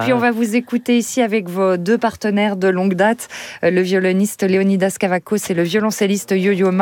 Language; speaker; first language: French; native; French